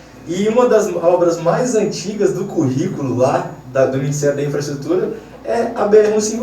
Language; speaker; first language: Portuguese; native; Portuguese